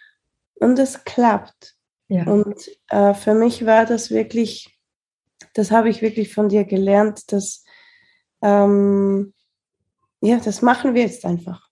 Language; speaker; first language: German; early bilingual, heritage; Spanish